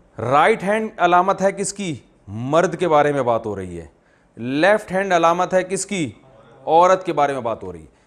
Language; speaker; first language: Urdu; native; Urdu